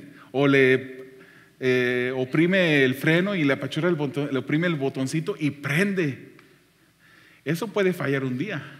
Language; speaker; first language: Spanish; native; Spanish